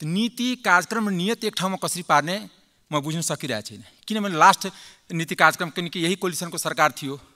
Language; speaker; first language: Nepali; non-native, local second language; Maithili